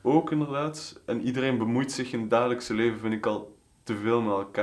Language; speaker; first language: Dutch; native; Dutch